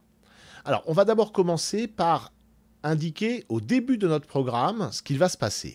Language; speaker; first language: French; native; French